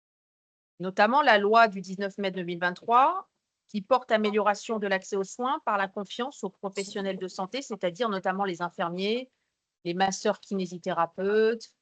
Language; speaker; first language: French; native; French